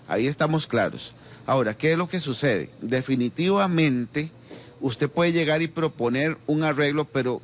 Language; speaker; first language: Spanish; native; Spanish